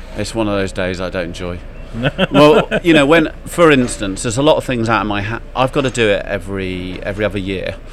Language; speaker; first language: English; native; English